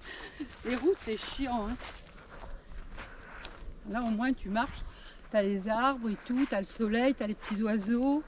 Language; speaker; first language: French; native; French